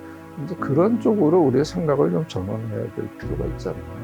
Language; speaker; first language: Korean; native; Korean